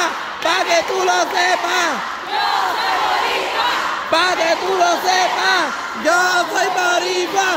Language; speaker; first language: Spanish; native; Spanish